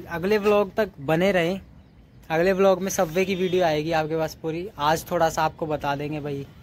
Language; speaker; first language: Hindi; native; Hindi